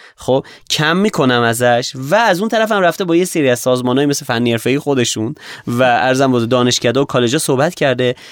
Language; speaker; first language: Persian; native; Persian